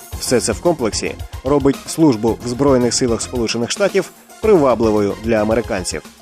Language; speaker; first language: Ukrainian; native; Ukrainian